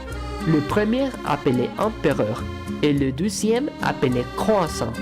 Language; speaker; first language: French; non-native, learner; Spanish